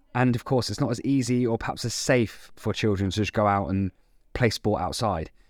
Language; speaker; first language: English; native; English